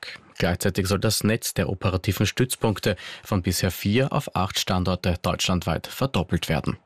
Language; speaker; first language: German; native; German